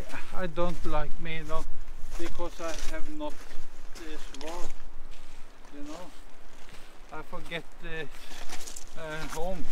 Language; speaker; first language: English; non-native, learner; Norwegian